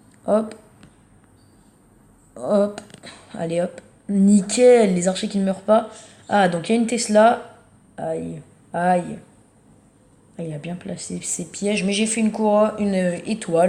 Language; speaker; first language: French; native; French